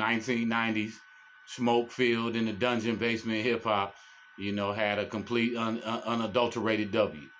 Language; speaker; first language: English; native; English